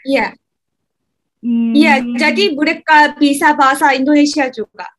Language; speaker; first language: Indonesian; non-native, learner; Korean